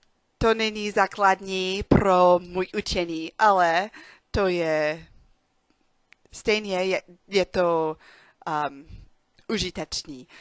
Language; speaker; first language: Czech; non-native, learner; English